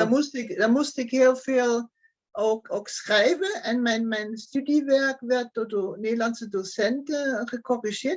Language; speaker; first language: Dutch; non-native, fluent; German